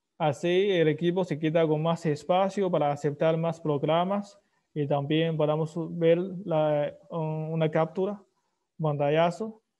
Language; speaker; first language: Spanish; non-native, fluent; Chinese